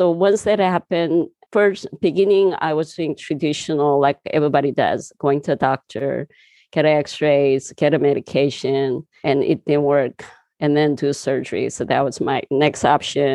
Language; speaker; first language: English; non-native, fluent; Korean